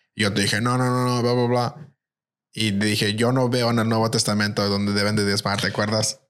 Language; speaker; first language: Spanish; early bilingual, heritage; Spanish